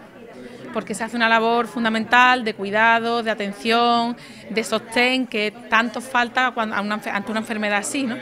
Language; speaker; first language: Spanish; native; Spanish